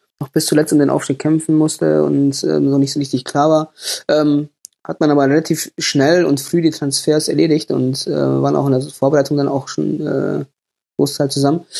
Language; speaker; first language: German; native; German